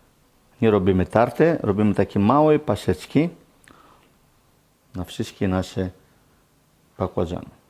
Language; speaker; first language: Polish; non-native, learner; Greek